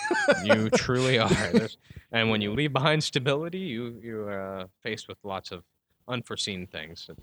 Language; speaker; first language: English; native; English